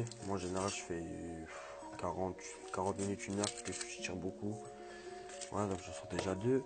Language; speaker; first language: French; native; French